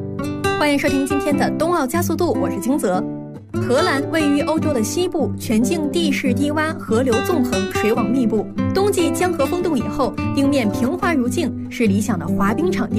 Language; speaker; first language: Chinese; native; Chinese